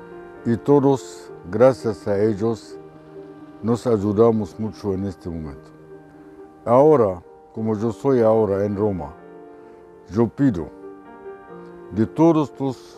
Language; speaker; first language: Spanish; non-native, fluent; Arabic